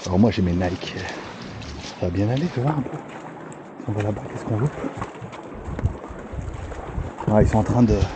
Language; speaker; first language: French; native; French